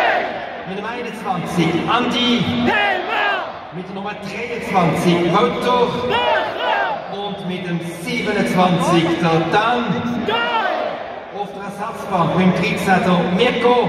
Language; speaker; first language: German; native; German